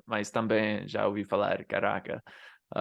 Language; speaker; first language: Portuguese; non-native, fluent; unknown